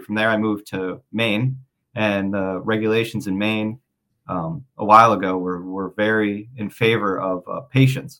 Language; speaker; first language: English; native; English